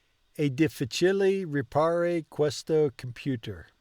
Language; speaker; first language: Italian; non-native, learner; English